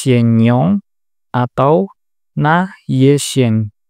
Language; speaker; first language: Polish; non-native, learner; Indonesian